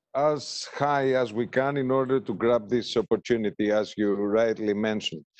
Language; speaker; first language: English; non-native, fluent; Greek